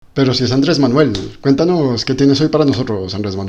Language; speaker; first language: Spanish; native; Spanish